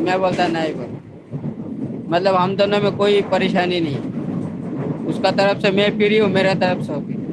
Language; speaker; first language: Hindi; non-native, local second language; Odia